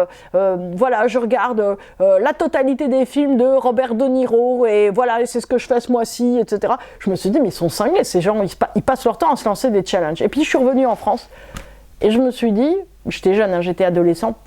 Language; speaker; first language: French; native; French